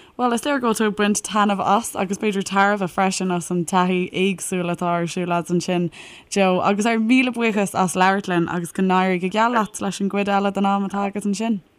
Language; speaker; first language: Irish; native; Irish